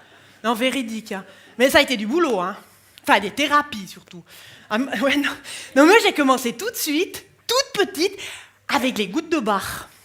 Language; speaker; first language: French; native; French